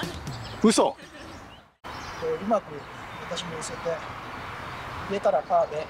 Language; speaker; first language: Japanese; native; Japanese